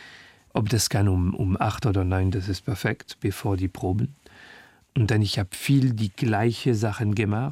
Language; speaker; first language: German; non-native, fluent; French